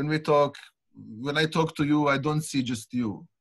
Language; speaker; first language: English; non-native, fluent; Croatian